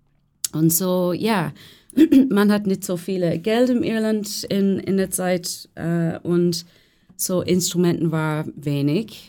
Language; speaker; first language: German; non-native, fluent; English